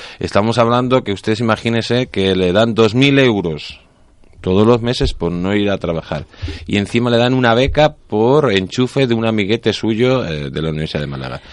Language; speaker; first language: Spanish; native; Spanish